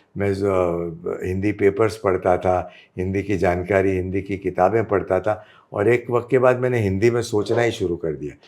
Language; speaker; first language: Hindi; non-native, local second language; Gujarati